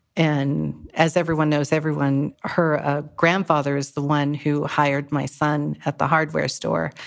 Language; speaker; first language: English; native; English